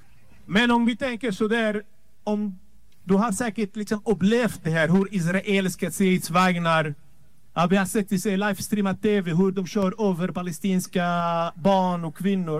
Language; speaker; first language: Swedish; non-native, fluent; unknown